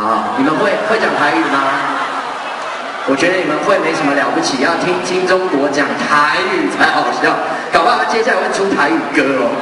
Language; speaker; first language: Chinese; native; Chinese